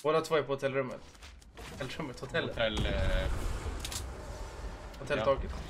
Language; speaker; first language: Swedish; native; Swedish